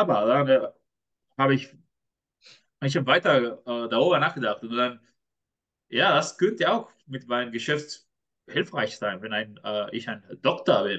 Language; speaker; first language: German; non-native, fluent; Spanish